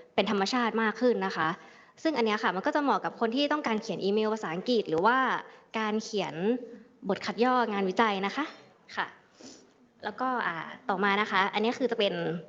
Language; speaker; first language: Thai; native; Thai